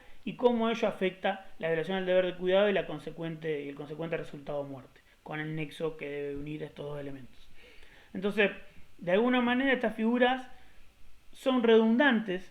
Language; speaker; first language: Spanish; native; Spanish